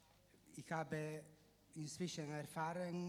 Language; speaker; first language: German; non-native, fluent; Italian